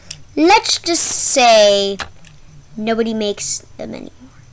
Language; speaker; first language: English; native; English